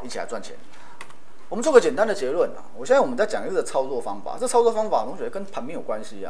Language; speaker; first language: Chinese; native; Chinese